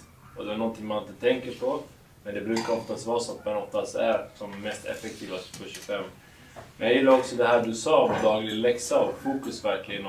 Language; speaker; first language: Swedish; native; Swedish